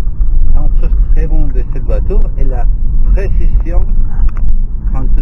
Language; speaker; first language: French; non-native, learner; Spanish